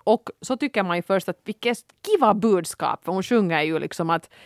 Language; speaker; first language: Swedish; native; Swedish